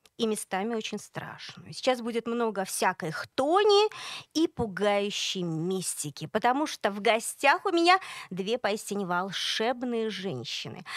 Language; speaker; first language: Russian; native; Russian